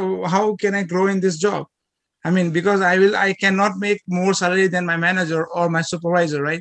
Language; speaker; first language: English; non-native, local second language; Gujarati